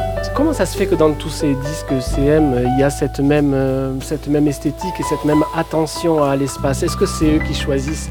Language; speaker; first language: French; native; French